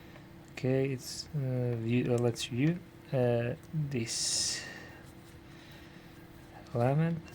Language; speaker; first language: English; non-native, learner; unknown